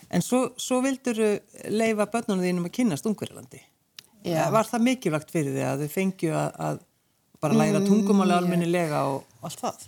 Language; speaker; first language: Icelandic; native; Icelandic